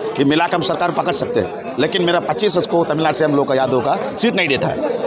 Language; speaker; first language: Hindi; non-native, local second language; Tamil